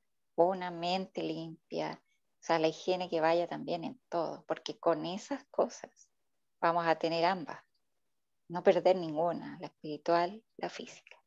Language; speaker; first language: Spanish; native; Spanish